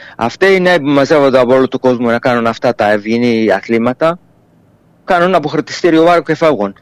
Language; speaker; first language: Greek; non-native, fluent; Arabic